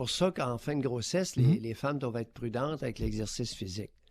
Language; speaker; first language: French; native; French